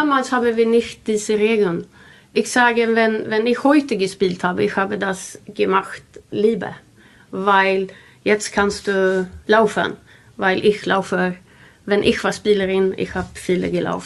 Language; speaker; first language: German; non-native, learner; Swedish